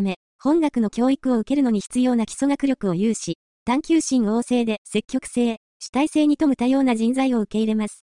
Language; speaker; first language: Japanese; native; Japanese